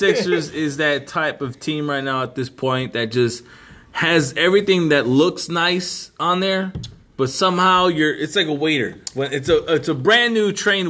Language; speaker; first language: English; native; English